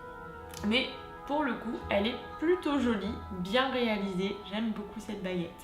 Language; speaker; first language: French; native; French